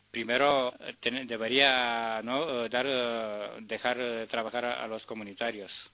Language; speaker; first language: Spanish; non-native, fluent; Romanian